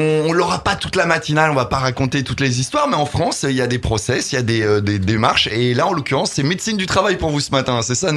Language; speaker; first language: French; native; French